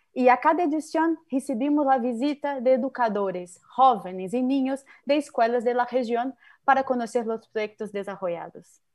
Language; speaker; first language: Portuguese; native; Portuguese